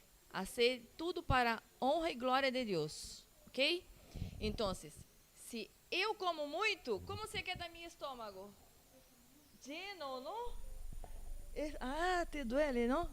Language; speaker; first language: Portuguese; non-native, learner; Spanish